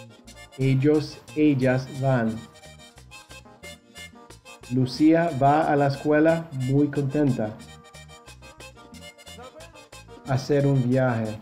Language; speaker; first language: Spanish; non-native, fluent; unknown